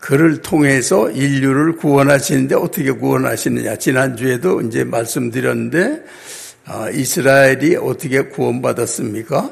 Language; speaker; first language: Korean; native; Korean